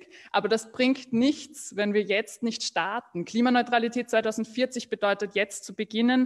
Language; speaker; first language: German; native; German